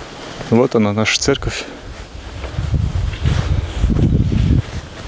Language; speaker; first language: Russian; native; Russian